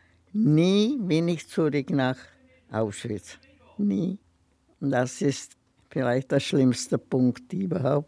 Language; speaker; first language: German; non-native, fluent; Czech